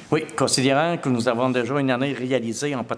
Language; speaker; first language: French; native; French